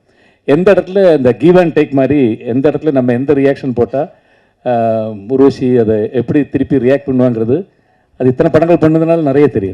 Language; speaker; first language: Tamil; non-native, local second language; Malayalam